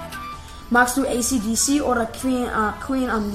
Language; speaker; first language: German; non-native, learner; English